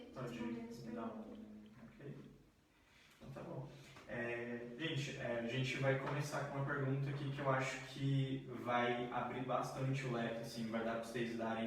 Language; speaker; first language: Portuguese; native; Portuguese